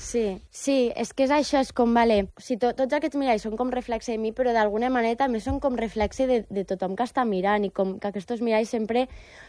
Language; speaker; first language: Catalan; native; Catalan